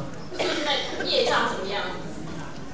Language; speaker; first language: Chinese; native; Chinese